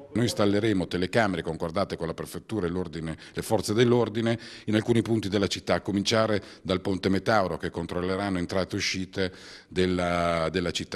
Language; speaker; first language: Italian; native; Italian